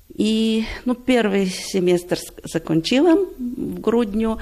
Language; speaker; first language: Polish; non-native, learner; Russian